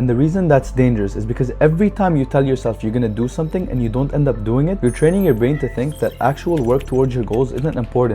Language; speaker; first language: English; non-native, fluent; Arabic